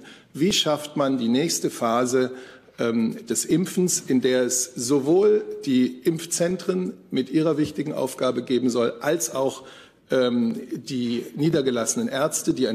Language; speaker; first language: German; native; German